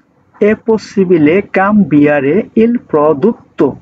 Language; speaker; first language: Italian; non-native, learner; Bangla